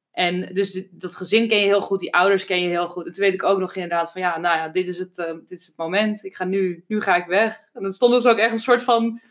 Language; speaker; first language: Dutch; native; Dutch